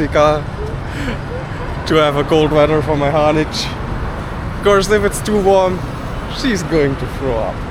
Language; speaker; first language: English; non-native, fluent; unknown